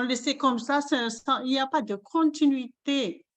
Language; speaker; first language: French; non-native, local second language; Malagasy